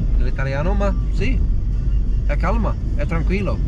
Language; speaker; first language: Italian; non-native, learner; English